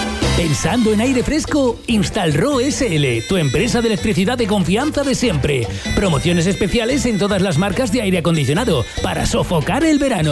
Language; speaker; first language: Spanish; native; Spanish